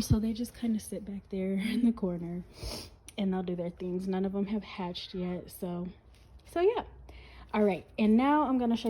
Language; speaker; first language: English; native; English